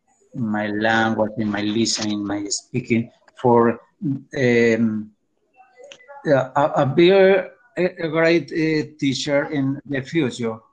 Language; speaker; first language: English; non-native, learner; Spanish